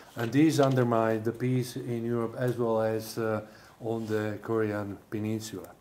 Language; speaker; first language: English; non-native, fluent; Slovak